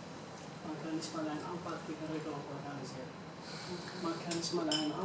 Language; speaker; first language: German; non-native, fluent; Arabic